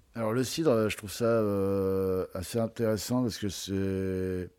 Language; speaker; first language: French; native; French